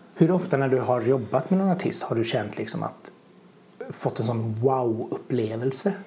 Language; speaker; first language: Swedish; native; Swedish